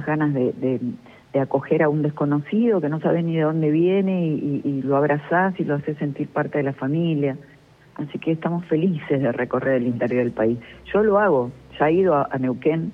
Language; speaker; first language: Spanish; native; Spanish